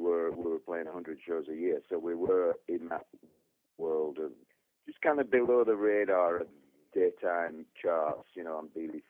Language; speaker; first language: English; native; English